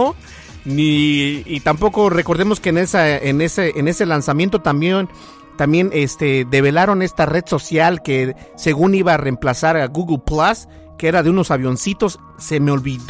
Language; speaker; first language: Spanish; native; Spanish